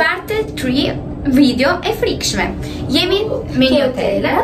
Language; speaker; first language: Albanian; early bilingual, heritage; Albanian